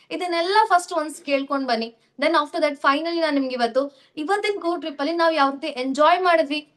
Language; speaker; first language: Kannada; native; Kannada